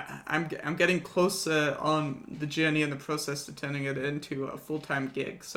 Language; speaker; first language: English; native; English